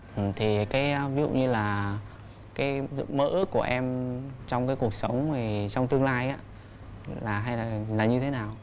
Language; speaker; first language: Vietnamese; native; Vietnamese